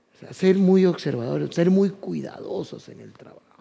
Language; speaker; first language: Spanish; native; Spanish